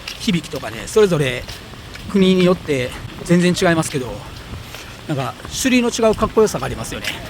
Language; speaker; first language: Japanese; native; Japanese